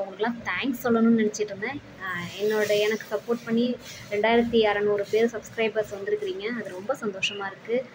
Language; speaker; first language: Tamil; native; Tamil